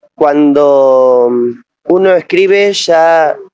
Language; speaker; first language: Spanish; native; Spanish